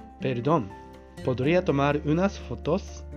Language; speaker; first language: Spanish; non-native, fluent; Japanese